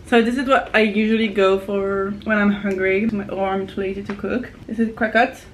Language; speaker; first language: English; non-native, fluent; French